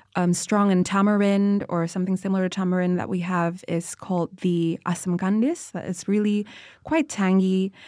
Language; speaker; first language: English; non-native, fluent; Indonesian